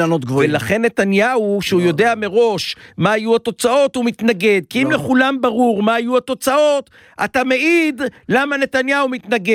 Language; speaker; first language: Hebrew; native; Hebrew